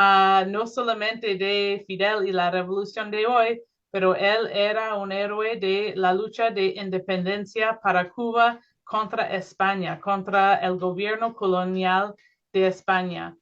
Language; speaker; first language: Spanish; non-native, fluent; English